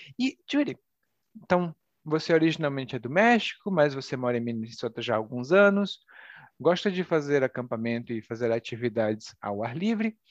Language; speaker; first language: Portuguese; native; Portuguese